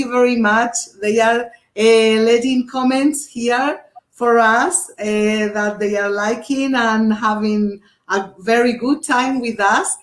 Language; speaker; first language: English; non-native, learner; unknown